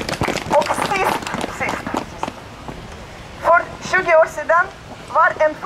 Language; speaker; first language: Swedish; non-native, learner; Russian